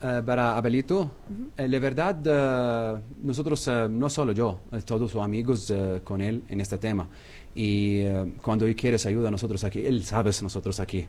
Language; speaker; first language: Spanish; non-native, learner; Arabic